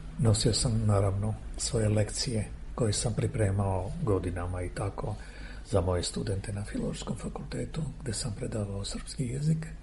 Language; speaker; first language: Serbian; non-native, fluent; Armenian